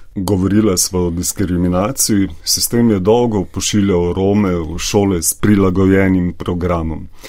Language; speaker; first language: Slovenian; native; Slovenian